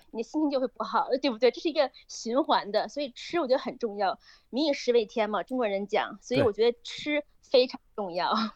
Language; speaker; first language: Chinese; native; Chinese